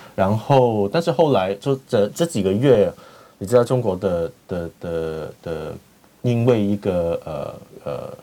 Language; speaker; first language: Chinese; non-native, fluent; Cantonese